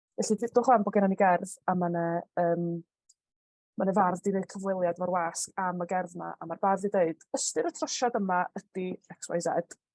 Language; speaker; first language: Welsh; native; Welsh